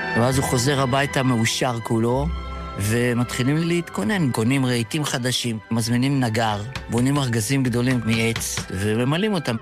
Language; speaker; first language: Hebrew; early bilingual, other home language; Yiddish